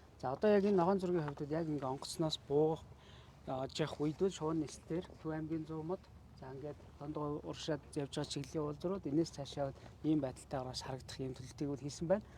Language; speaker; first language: Mongolian; native; Mongolian